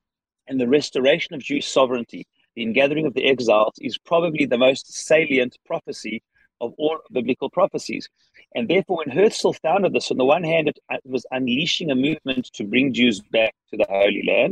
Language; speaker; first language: English; native; English